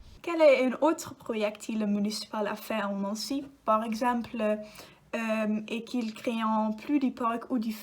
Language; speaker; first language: French; non-native, learner; Dutch